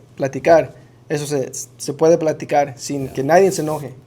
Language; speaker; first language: Spanish; early bilingual, heritage; Spanish